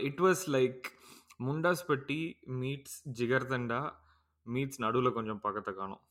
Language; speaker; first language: English; non-native, local second language; Tamil